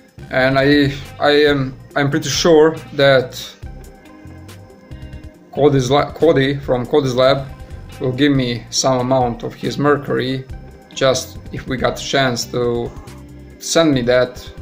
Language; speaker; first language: English; non-native, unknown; Serbian